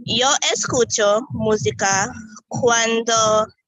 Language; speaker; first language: Spanish; non-native, learner; English